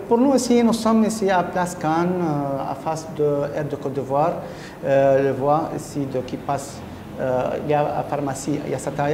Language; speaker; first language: French; non-native, learner; Arabic